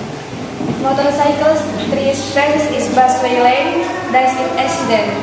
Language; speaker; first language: English; non-native, learner; Indonesian